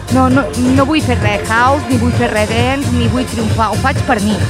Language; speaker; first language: Catalan; native; Catalan